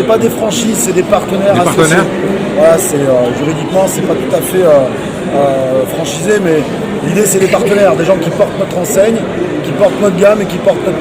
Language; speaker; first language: French; native; French